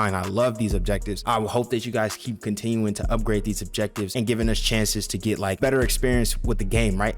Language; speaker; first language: English; native; English